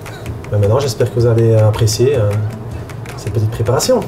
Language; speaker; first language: French; native; French